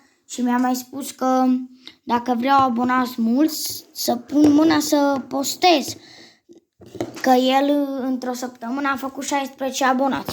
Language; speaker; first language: Romanian; native; Romanian